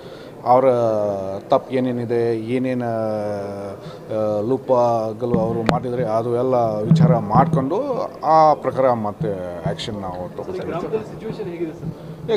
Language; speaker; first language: Kannada; non-native, fluent; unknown